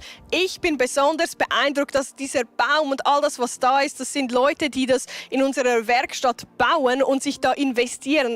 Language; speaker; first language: German; native; German